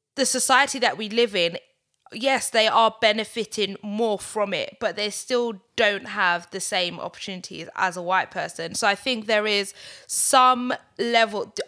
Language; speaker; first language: English; native; English